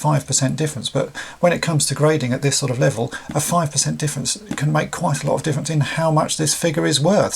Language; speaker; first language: English; native; English